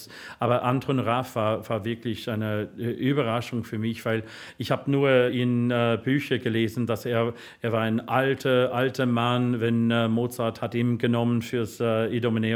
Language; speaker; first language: German; non-native, fluent; English